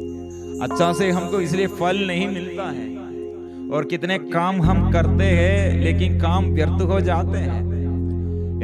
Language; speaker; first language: Hindi; non-native, local second language; Malayalam